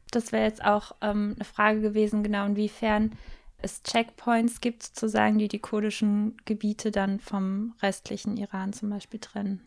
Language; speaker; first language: German; native; German